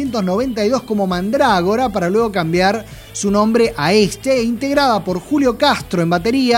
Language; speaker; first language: Spanish; native; Spanish